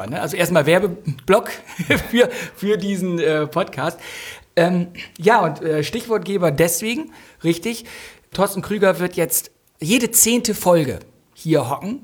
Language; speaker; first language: German; native; German